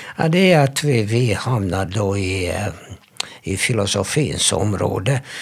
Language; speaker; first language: Swedish; non-native, fluent; Hungarian